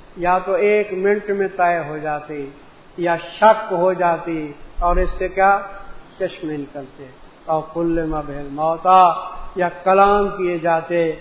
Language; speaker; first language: Urdu; non-native, local second language; Punjabi